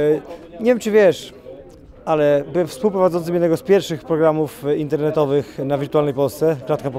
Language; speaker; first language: Polish; native; Polish